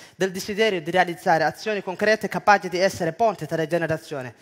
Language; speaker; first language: Italian; non-native, fluent; Somali